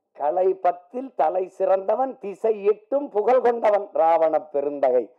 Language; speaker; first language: Tamil; native; Tamil